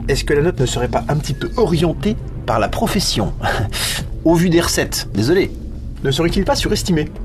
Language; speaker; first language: French; native; French